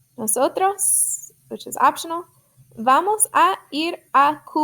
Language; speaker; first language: Spanish; non-native, fluent; English